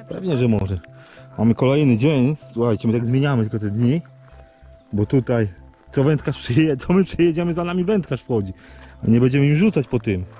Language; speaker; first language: Polish; native; Polish